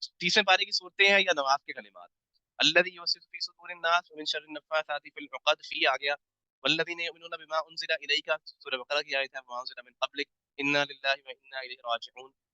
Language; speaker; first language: Urdu; native; Urdu